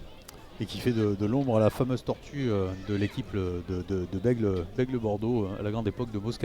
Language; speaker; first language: French; native; French